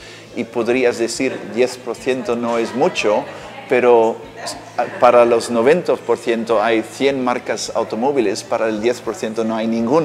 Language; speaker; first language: Spanish; non-native, fluent; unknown